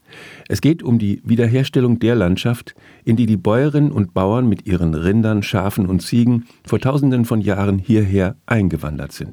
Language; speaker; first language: German; native; German